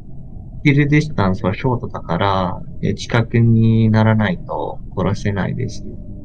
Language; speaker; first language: Japanese; non-native, learner; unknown